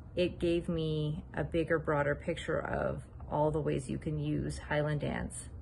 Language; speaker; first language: English; native; English